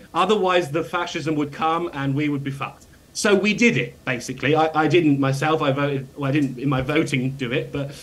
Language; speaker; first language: English; native; English